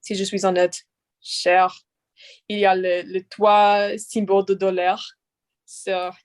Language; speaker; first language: French; non-native, learner; English